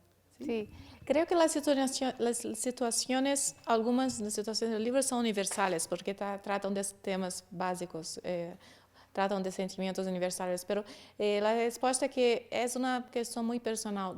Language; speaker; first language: Spanish; non-native, learner; Portuguese